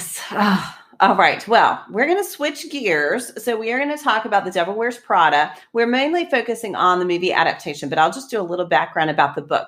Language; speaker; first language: English; native; English